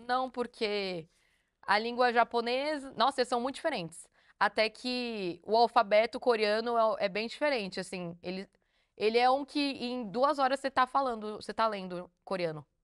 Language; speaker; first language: Portuguese; native; Portuguese